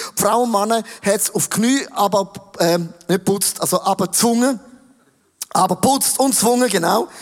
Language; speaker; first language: German; native; German